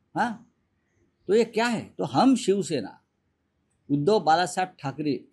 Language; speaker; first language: Hindi; non-native, local second language; Marathi